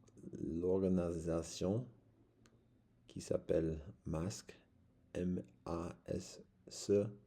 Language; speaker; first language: French; non-native, learner; English